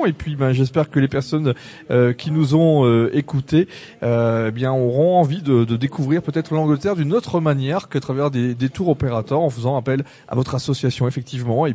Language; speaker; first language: French; native; French